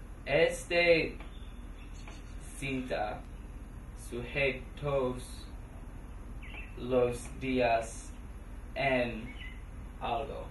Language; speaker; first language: Spanish; non-native, learner; English